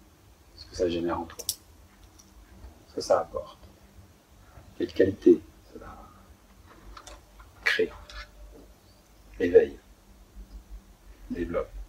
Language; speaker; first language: French; native; French